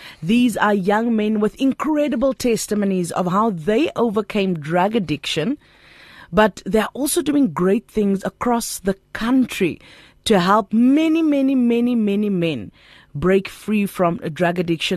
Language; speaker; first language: English; non-native, local second language; Afrikaans